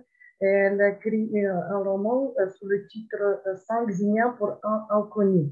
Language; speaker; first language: French; non-native, fluent; Ukrainian